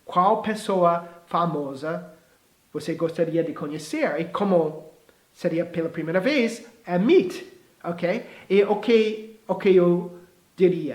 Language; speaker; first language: Portuguese; non-native, fluent; English